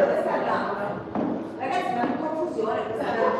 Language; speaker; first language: Italian; native; Italian